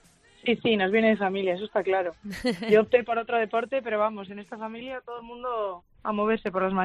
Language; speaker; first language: Spanish; native; Spanish